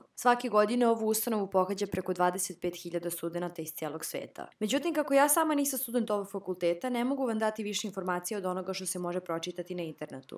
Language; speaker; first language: Serbian; native; Serbian